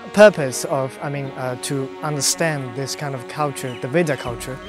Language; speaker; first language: English; non-native, learner; Chinese